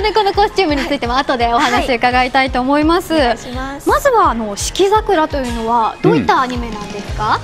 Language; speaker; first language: Japanese; native; Japanese